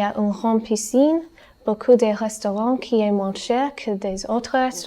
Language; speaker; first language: French; non-native, learner; English